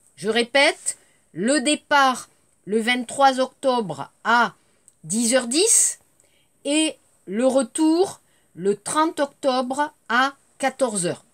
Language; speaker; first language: French; native; French